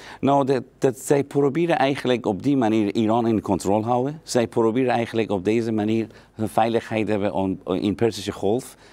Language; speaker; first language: Dutch; non-native, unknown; Persian